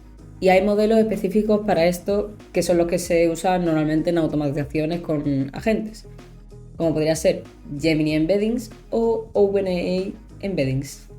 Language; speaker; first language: Spanish; native; Spanish